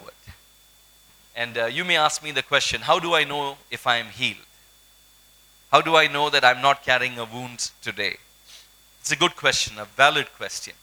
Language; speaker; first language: English; non-native, local second language; Malayalam